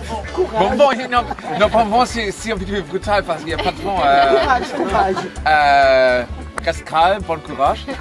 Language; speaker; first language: French; non-native, learner; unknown